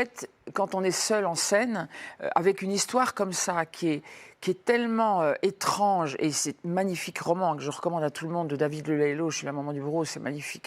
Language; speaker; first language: French; native; French